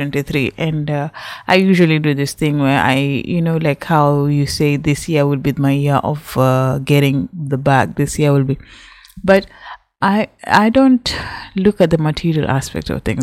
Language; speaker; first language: English; non-native, local second language; Swahili